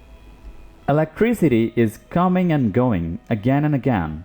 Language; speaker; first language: English; non-native, local second language; Urdu